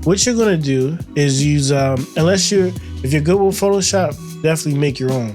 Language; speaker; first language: English; native; English